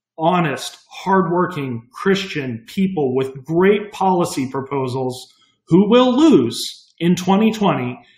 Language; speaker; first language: English; native; English